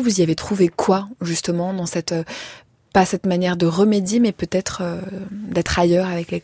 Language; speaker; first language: French; native; French